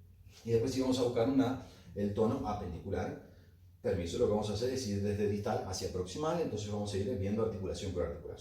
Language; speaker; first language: Spanish; native; Spanish